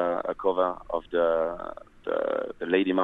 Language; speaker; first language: English; non-native, fluent; French